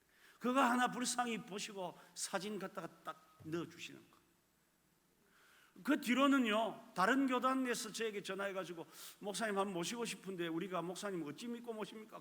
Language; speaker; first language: Korean; native; Korean